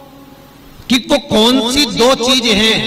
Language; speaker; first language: Hindi; native; Hindi